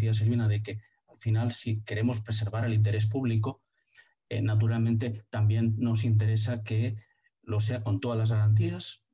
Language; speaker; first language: Spanish; non-native, local second language; Catalan